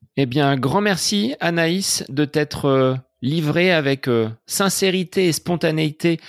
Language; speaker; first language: French; native; French